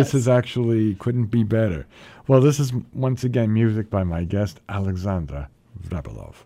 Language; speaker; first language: English; native; English